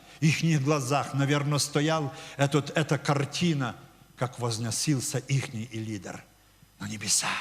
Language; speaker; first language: Russian; non-native, local second language; Ukrainian